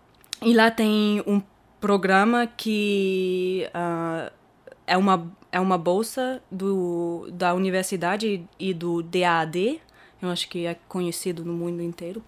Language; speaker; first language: Portuguese; early bilingual, heritage; German